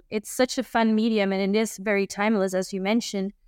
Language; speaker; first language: English; non-native, fluent; Dutch